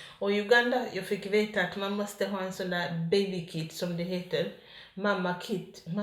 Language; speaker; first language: Swedish; non-native, fluent; Ganda